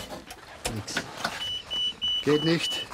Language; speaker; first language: German; native; German